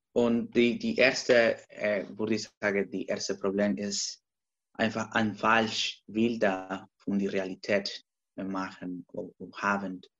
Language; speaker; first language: German; non-native, learner; Spanish